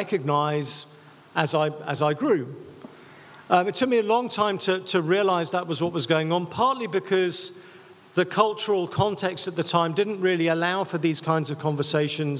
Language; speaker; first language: English; native; English